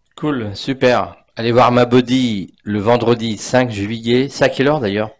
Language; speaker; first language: French; native; French